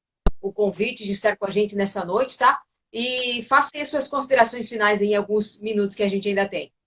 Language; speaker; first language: Portuguese; native; Portuguese